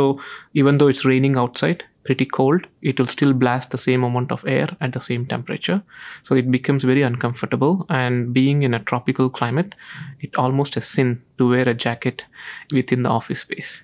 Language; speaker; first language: English; non-native, local second language; Tamil